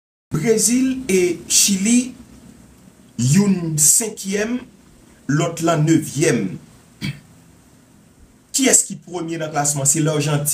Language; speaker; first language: French; non-native, local second language; Haitian Creole